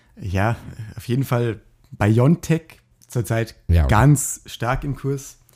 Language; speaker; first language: German; native; German